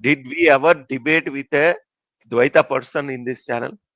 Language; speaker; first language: English; non-native, local second language; Telugu